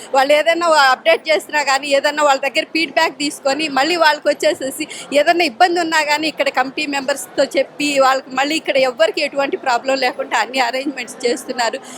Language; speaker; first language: Telugu; native; Telugu